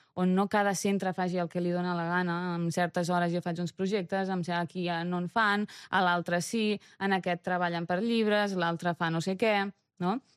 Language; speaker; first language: Catalan; early bilingual, other home language; Romanian